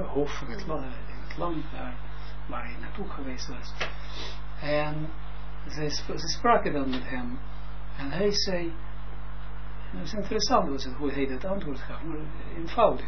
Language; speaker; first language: Dutch; non-native, fluent; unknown